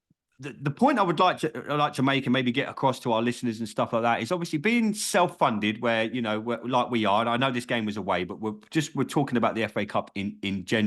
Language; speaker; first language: English; native; English